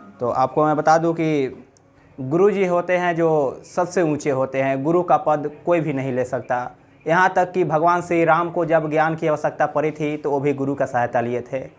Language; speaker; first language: Hindi; native; Hindi